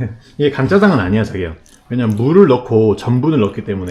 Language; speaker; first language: Korean; native; Korean